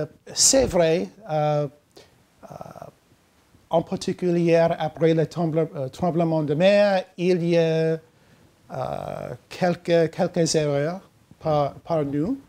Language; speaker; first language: French; non-native, learner; English